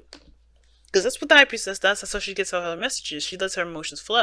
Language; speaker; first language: English; native; English